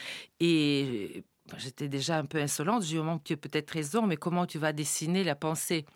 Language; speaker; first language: French; non-native, fluent; Bulgarian